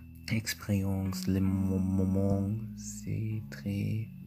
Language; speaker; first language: French; non-native, learner; German